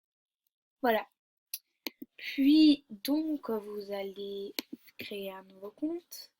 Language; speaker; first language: French; native; French